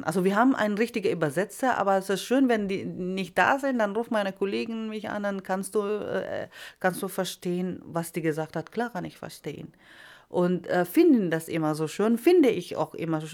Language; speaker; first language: German; non-native, fluent; Iloko